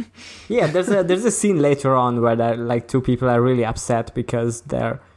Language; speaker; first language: English; early bilingual, other home language; Hungarian